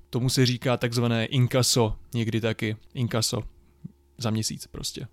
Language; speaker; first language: Czech; native; Czech